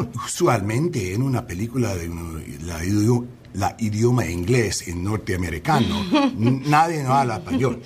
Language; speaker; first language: Spanish; non-native, learner; English